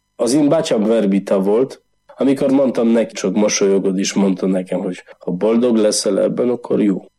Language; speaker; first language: Hungarian; non-native, learner; Polish